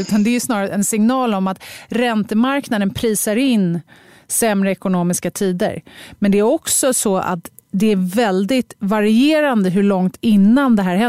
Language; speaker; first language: Swedish; native; Swedish